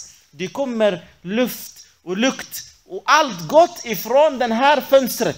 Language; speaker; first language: Swedish; non-native, fluent; Arabic